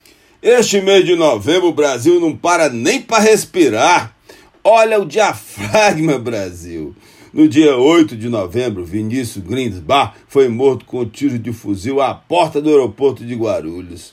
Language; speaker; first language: Portuguese; native; Portuguese